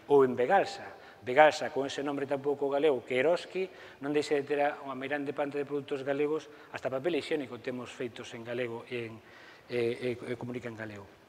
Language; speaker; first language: Galician; native; Galician